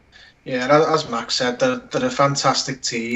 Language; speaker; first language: English; native; English